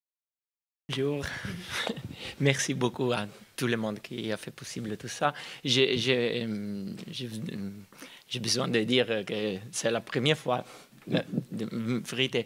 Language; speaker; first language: French; non-native, learner; Italian